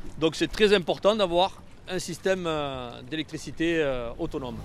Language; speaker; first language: French; native; French